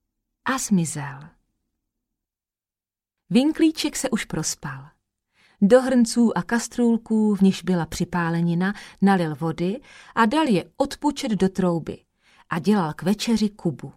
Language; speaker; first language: Czech; native; Czech